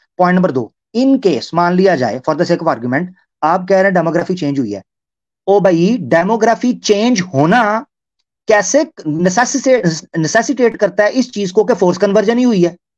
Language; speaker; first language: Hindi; native; Hindi